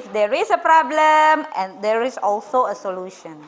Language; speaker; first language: English; non-native, fluent; Indonesian